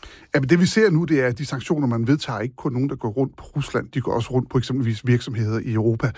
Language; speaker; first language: Danish; native; Danish